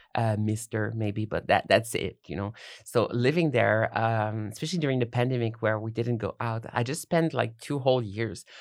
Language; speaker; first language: English; non-native, fluent; French